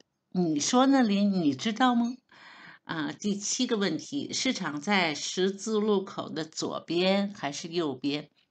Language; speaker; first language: Chinese; non-native, learner; Hebrew